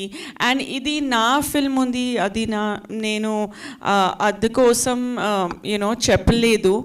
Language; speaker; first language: Telugu; non-native, local second language; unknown